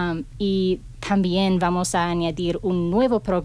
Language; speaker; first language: Spanish; non-native, fluent; English